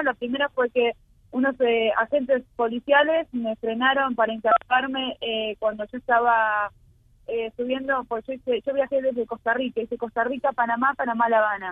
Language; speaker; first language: Spanish; native; Spanish